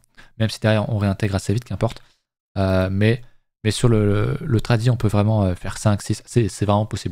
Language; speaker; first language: French; native; French